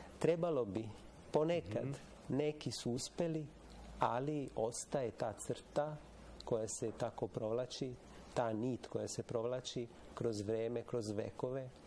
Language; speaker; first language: Serbian; non-native, fluent; Italian